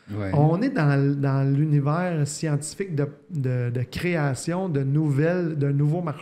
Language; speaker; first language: French; native; French